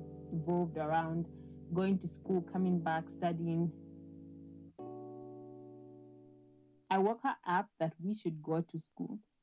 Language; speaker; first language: English; non-native, local second language; Bemba